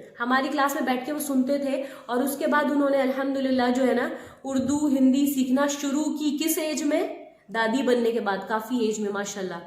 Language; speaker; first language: Urdu; native; Urdu